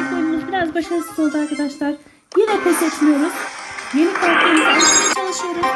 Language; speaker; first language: Turkish; native; Turkish